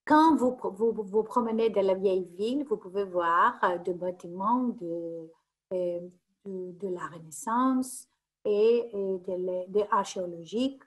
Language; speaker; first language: French; non-native, fluent; Greek